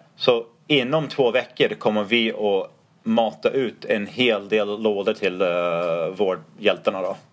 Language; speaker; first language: Swedish; non-native, fluent; English